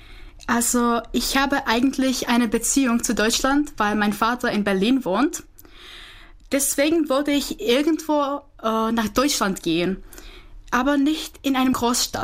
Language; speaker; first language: German; non-native, fluent; Czech